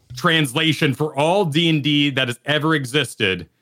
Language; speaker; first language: English; native; English